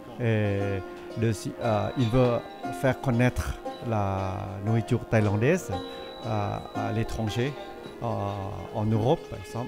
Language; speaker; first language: French; non-native, fluent; Thai